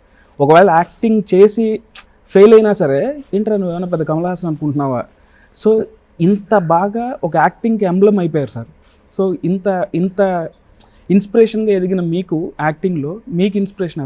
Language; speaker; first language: Telugu; native; Telugu